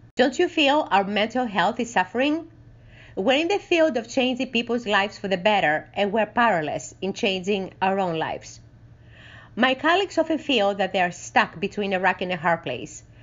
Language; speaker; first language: English; non-native, fluent; Greek